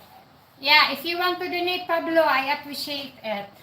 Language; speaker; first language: English; non-native, local second language; Cebuano